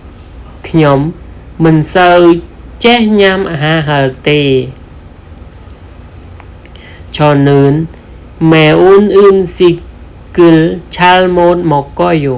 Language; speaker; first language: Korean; non-native, fluent; Khmer